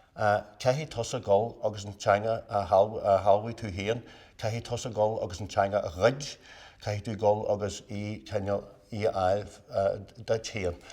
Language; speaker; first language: Irish; non-native, local second language; English